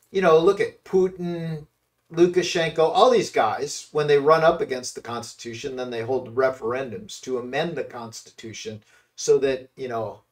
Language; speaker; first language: English; native; English